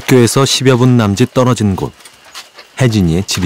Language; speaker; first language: Korean; native; Korean